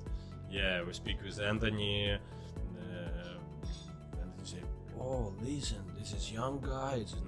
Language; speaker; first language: English; non-native, learner; Ukrainian